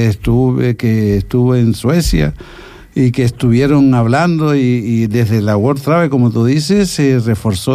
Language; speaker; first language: Spanish; native; Spanish